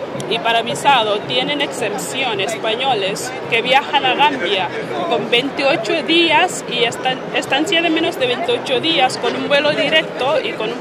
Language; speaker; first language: Spanish; non-native, fluent; Fula